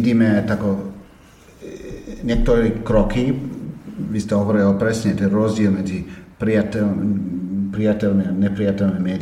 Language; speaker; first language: Slovak; non-native, fluent; English